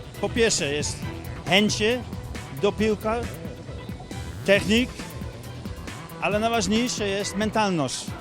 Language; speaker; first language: Polish; non-native, learner; Dutch